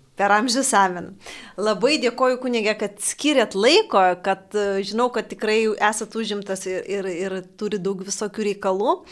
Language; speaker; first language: Lithuanian; native; Lithuanian